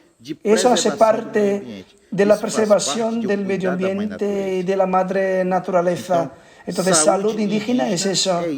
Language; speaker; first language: Spanish; non-native, fluent; Portuguese